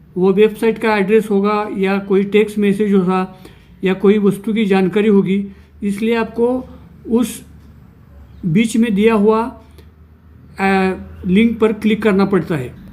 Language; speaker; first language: Hindi; non-native, local second language; Marathi